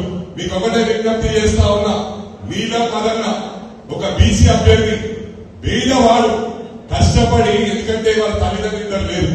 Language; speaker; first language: Telugu; native; Telugu